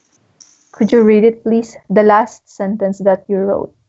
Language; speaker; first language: English; non-native, local second language; Filipino